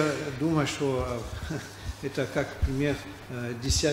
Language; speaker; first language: Russian; non-native, fluent; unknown